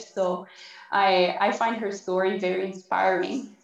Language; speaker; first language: English; non-native, fluent; French